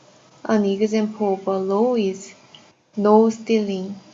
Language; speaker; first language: English; non-native, learner; Korean